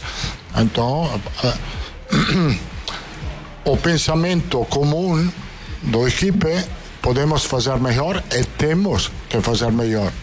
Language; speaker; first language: Portuguese; non-native, fluent; Italian